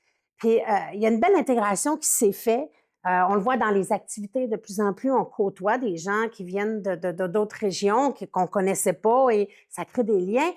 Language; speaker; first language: French; native; French